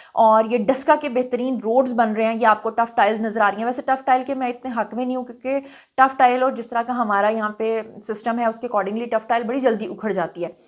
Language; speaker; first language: Urdu; non-native, local second language; Punjabi